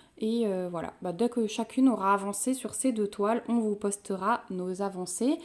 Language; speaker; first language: French; native; French